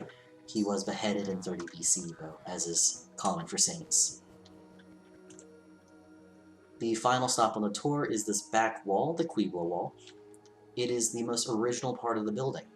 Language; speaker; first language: English; native; English